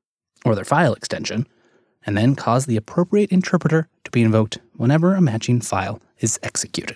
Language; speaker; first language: English; native; English